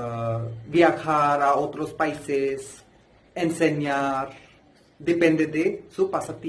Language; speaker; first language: Spanish; non-native, fluent; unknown